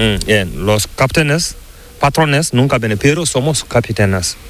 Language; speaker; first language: Spanish; non-native, learner; Fula